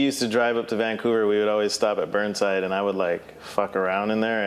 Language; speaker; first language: English; native; English